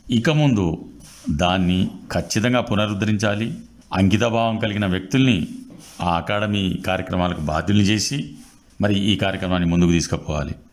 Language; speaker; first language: Telugu; native; Telugu